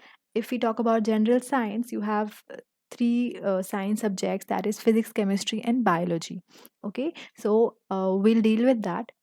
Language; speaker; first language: English; non-native, local second language; Hindi